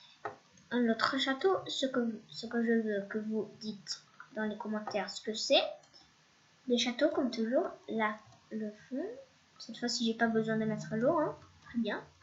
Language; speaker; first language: French; non-native, fluent; Spanish